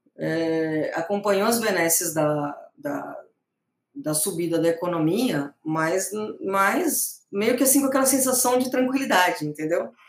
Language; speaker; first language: Portuguese; early bilingual, other home language; Spanish